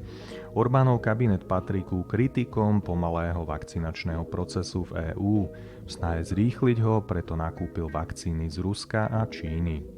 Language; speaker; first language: Slovak; native; Slovak